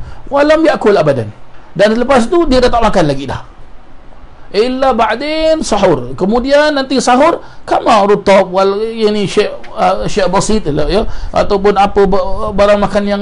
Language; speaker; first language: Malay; native; Malay